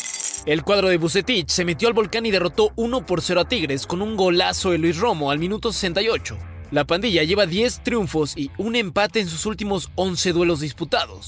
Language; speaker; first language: Spanish; native; Spanish